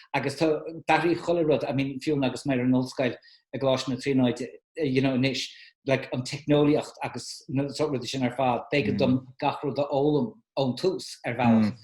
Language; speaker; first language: Irish; native; Irish